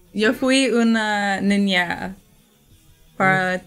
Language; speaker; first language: Spanish; non-native, learner; English